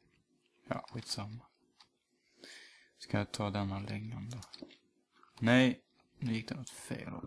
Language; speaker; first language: Swedish; native; Swedish